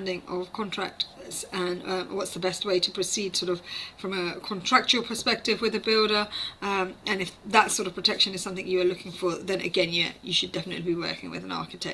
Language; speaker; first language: English; native; English